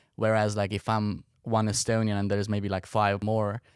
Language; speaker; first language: English; non-native, fluent; Estonian